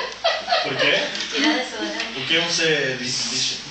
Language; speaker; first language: Portuguese; non-native, learner; Spanish